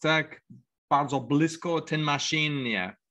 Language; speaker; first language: Polish; non-native, learner; English